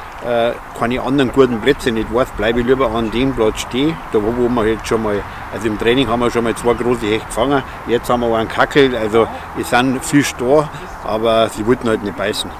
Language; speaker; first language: German; native; German